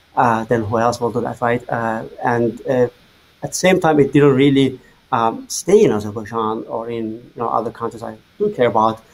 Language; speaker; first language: English; non-native, fluent; Azerbaijani